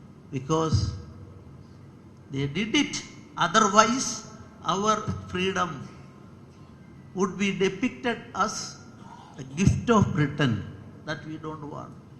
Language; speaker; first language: English; non-native, local second language; Malayalam